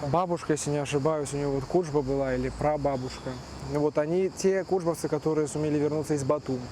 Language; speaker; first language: Russian; early bilingual, other home language; Turkish